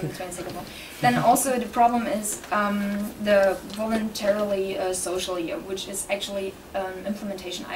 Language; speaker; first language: English; non-native, fluent; German